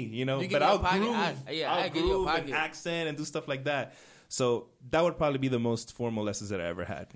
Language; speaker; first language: English; native; English